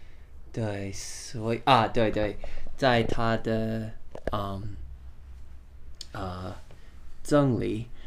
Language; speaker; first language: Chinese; non-native, learner; English